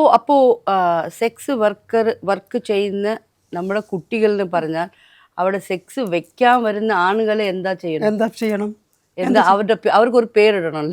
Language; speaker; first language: Malayalam; non-native, local second language; Tamil